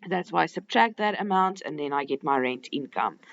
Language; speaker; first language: English; non-native, local second language; Afrikaans